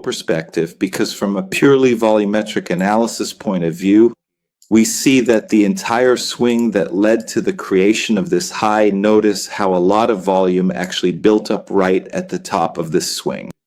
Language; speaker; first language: English; non-native, fluent; Italian